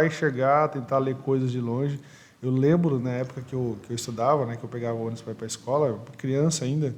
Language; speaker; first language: Portuguese; native; Portuguese